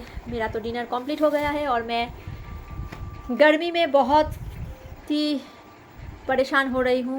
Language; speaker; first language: Hindi; non-native, local second language; Bangla